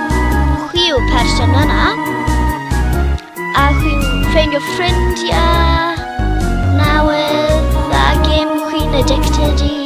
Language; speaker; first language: Welsh; non-native, local second language; English